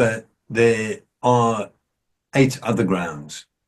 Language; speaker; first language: English; native; English